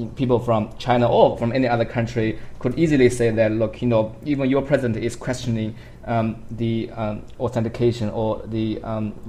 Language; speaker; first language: English; non-native, fluent; Chinese